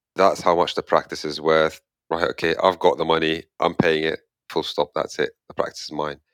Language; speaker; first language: English; non-native, fluent; Arabic